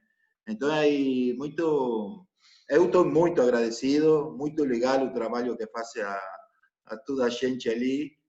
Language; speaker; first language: Portuguese; non-native, learner; Spanish